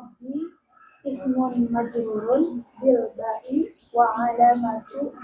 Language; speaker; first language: Arabic; non-native, learner; Indonesian